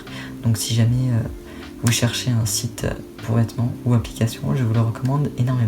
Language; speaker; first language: French; native; French